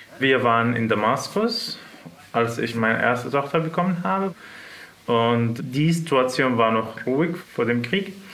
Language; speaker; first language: German; non-native, fluent; Arabic